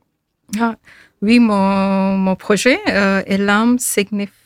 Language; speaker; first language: French; non-native, learner; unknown